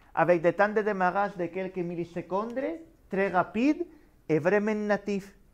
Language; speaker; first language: French; non-native, fluent; Spanish